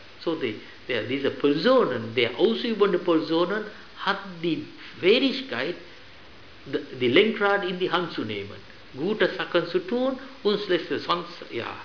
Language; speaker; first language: German; non-native, fluent; Sinhala